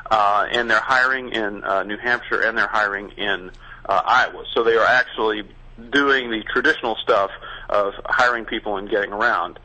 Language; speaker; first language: English; native; English